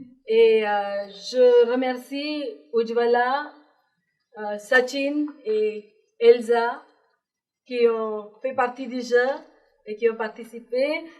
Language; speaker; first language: French; non-native, fluent; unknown